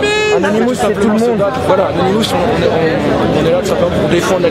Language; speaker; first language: French; native; French